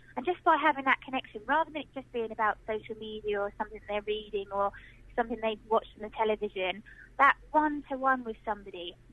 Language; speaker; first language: English; native; English